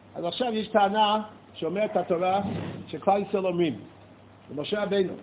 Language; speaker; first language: Hebrew; non-native, fluent; English